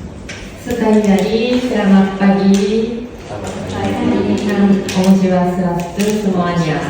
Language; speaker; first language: Indonesian; non-native, fluent; Japanese